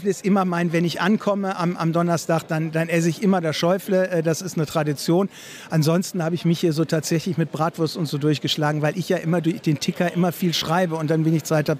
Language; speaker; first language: German; native; German